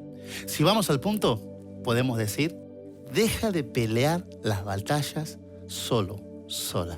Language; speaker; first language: Spanish; native; Spanish